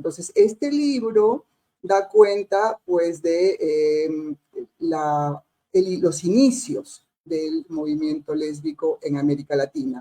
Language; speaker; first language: Spanish; native; Spanish